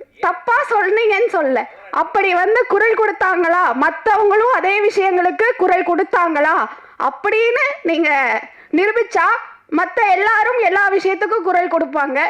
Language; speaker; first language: Tamil; native; Tamil